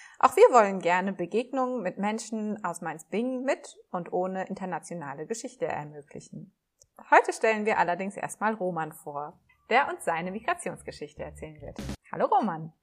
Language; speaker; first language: German; native; German